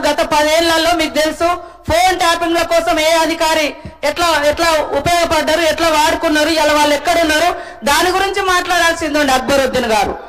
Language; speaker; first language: Telugu; native; Telugu